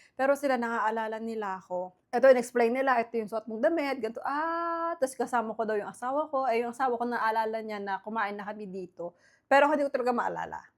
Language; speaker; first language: Filipino; native; Filipino